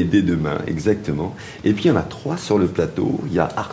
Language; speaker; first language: French; native; French